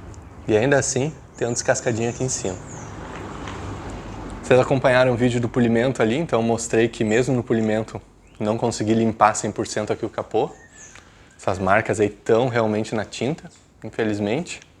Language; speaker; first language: Portuguese; native; Portuguese